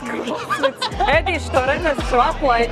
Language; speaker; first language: Latvian; native; Latvian